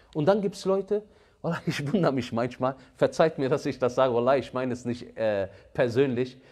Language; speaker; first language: German; early bilingual, other home language; Arabic